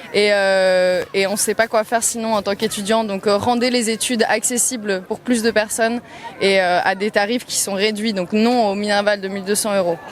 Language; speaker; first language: French; native; French